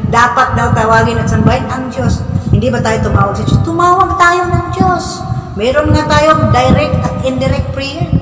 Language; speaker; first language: Filipino; non-native, local second language; Cebuano